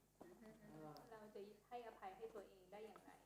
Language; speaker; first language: Thai; native; Thai